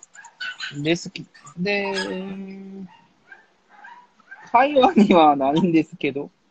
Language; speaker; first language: Japanese; non-native, fluent; Korean